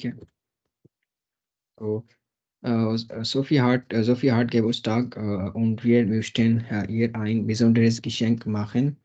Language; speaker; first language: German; non-native, fluent; Urdu